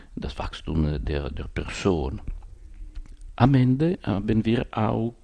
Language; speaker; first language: German; non-native, fluent; Italian